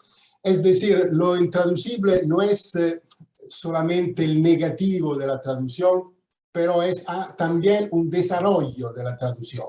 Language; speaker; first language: Spanish; non-native, fluent; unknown